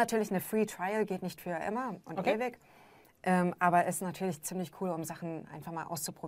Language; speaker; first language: German; native; German